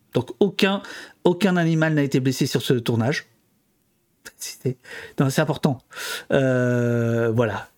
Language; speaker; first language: French; native; French